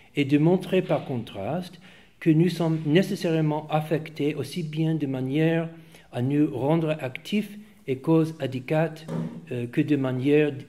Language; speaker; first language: French; non-native, fluent; English